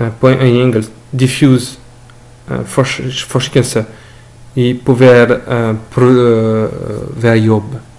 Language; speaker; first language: Norwegian; non-native, learner; French